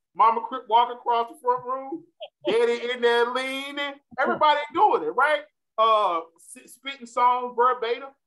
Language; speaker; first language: English; native; English